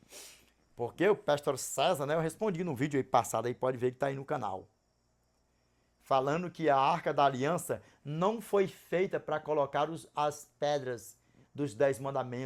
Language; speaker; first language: Portuguese; native; Portuguese